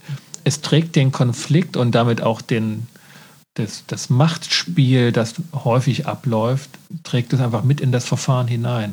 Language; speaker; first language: German; native; German